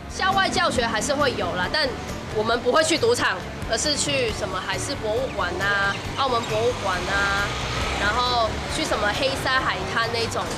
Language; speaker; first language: Chinese; non-native, local second language; Cantonese